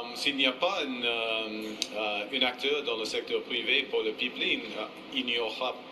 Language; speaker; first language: French; non-native, fluent; English